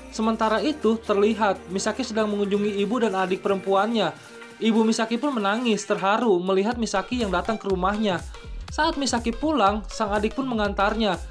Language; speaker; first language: Indonesian; native; Indonesian